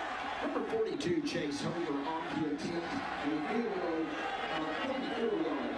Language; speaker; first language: English; native; English